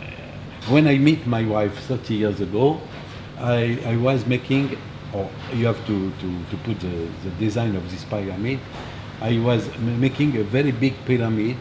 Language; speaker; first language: English; non-native, learner; French